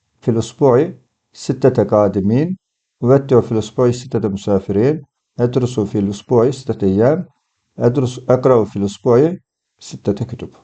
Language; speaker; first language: Arabic; non-native, fluent; Turkish